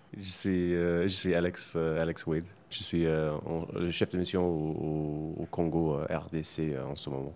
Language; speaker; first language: French; non-native, fluent; English